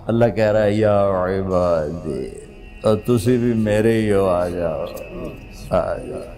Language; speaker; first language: Urdu; non-native, local second language; Punjabi